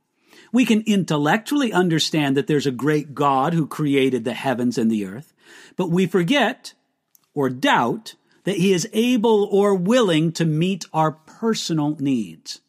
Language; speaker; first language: English; native; English